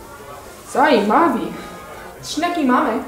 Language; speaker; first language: Czech; non-native, learner; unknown